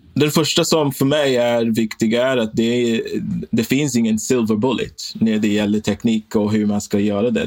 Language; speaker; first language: Swedish; non-native, fluent; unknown